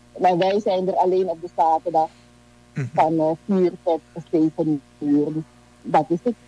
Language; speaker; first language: Dutch; native; Dutch